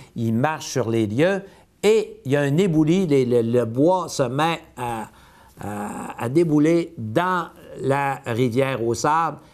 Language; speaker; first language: French; native; French